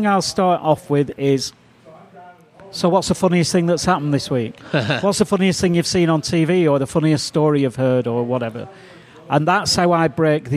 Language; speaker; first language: English; native; English